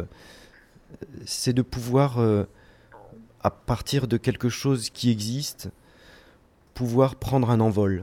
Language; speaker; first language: French; native; French